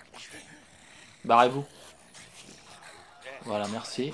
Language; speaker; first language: French; native; French